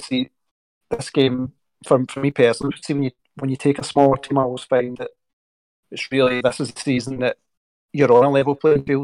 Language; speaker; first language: English; native; English